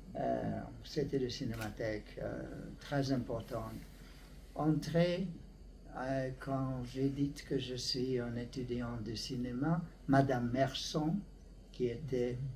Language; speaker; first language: French; non-native, learner; Hungarian